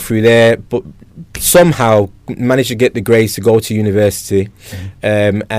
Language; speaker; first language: English; native; English